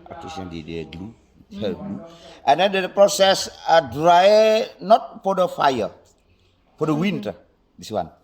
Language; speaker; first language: English; non-native, learner; Indonesian